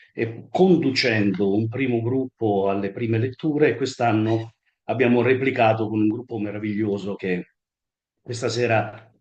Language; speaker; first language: Italian; native; Italian